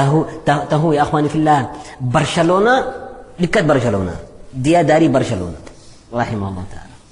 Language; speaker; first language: Indonesian; non-native, fluent; Arabic